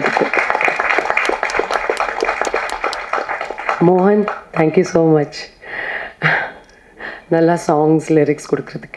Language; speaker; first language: Tamil; non-native, fluent; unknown